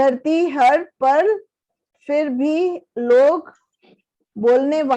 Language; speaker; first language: Hindi; native; Hindi